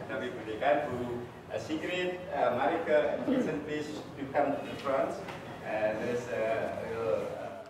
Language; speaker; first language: English; non-native, fluent; Indonesian